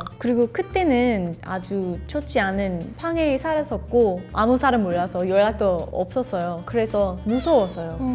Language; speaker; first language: Korean; non-native, learner; English